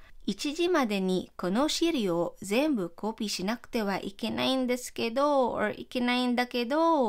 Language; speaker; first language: Japanese; non-native, fluent; Filipino